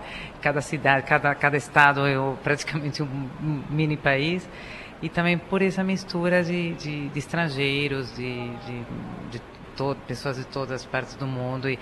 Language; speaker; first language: Portuguese; non-native, fluent; Spanish